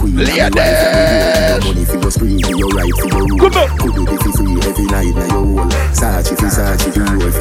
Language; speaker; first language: English; non-native, local second language; Jamaican Creole English